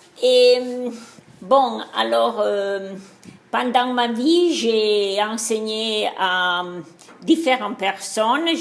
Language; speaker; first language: French; non-native, learner; Italian